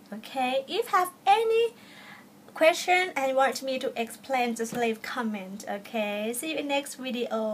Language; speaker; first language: English; non-native, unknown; Thai